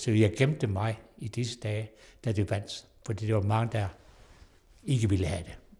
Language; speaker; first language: Danish; non-native, local second language; Kalaallisut